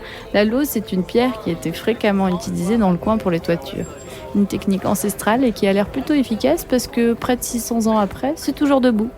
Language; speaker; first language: French; native; French